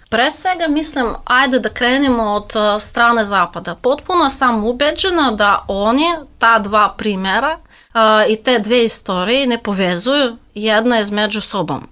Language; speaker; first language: Serbian; non-native, fluent; Russian